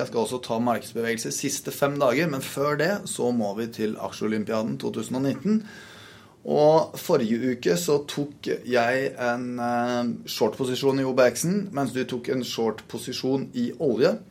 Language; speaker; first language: Norwegian; native; Norwegian